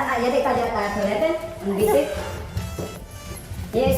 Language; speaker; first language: German; non-native, learner; Filipino